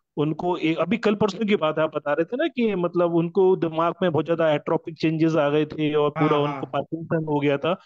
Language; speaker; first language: Hindi; non-native, local second language; Marathi